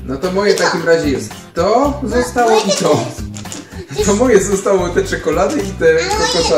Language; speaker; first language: Polish; native; Polish